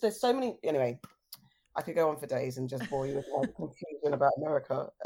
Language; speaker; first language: English; native; English